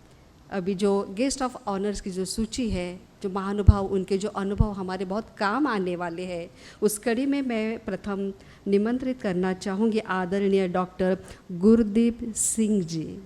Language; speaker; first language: Hindi; native; Hindi